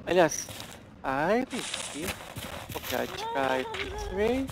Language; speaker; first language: English; non-native, learner; Hungarian